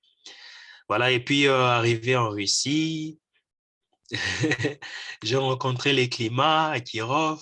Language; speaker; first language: French; non-native, local second language; Lingala